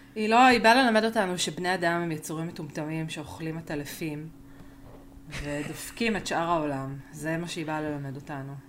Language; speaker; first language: Hebrew; early bilingual, other home language; Spanish